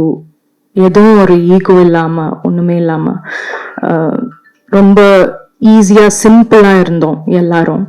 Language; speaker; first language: Tamil; non-native, local second language; Malayalam